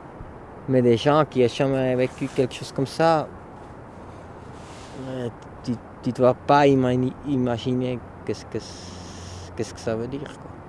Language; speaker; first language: French; non-native, local second language; German